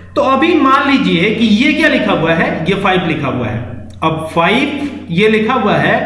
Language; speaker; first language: Hindi; native; Hindi